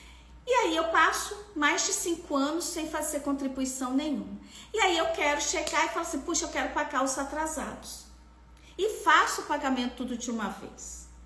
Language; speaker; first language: Portuguese; native; Portuguese